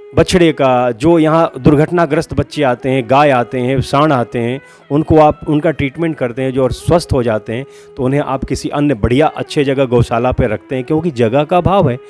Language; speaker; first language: Hindi; native; Hindi